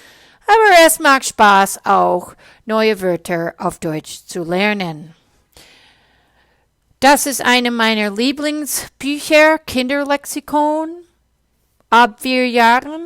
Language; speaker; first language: German; non-native, fluent; English